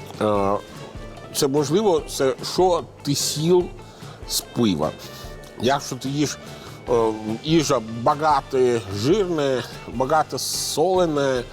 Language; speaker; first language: Ukrainian; non-native, fluent; Italian